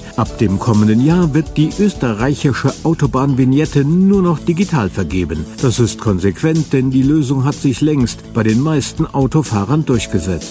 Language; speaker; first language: German; native; German